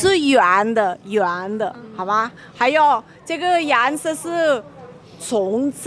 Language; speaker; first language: Chinese; non-native, learner; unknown